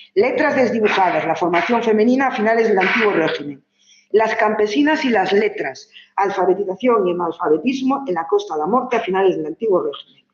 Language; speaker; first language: Spanish; non-native, local second language; Galician